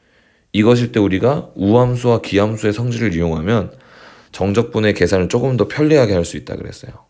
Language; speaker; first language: Korean; native; Korean